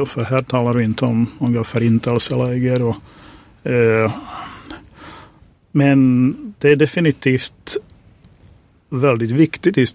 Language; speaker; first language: Swedish; non-native, fluent; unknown